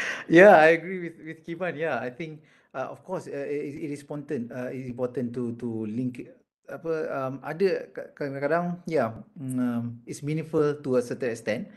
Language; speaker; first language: English; non-native, local second language; Malay